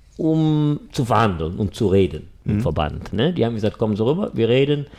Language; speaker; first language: German; native; German